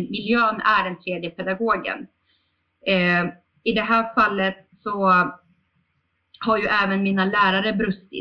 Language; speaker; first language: Swedish; early bilingual, other home language; Bosnian